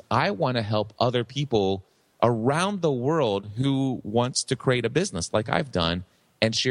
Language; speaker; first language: English; native; English